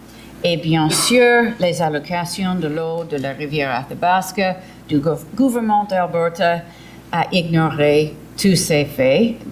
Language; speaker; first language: French; early bilingual, heritage; English